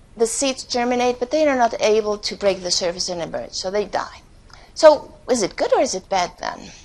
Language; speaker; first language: English; non-native, fluent; Spanish